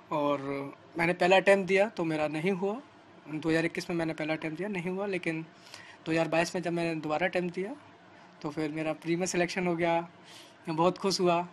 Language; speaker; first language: Hindi; native; Hindi